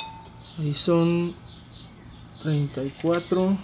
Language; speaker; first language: Spanish; native; Spanish